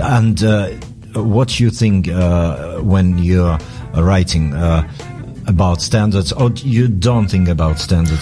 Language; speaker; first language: English; non-native, fluent; Russian